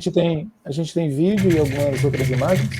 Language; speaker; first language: Portuguese; native; Portuguese